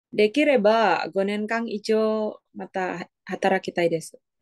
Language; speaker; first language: Japanese; non-native, learner; Indonesian